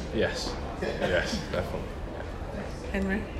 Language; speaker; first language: English; early bilingual, other home language; Korean